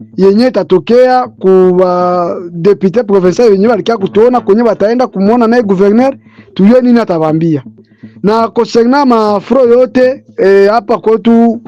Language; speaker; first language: Swahili; native; Swahili